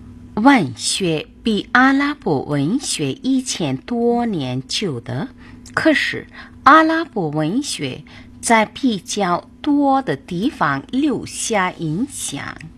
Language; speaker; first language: Chinese; non-native, learner; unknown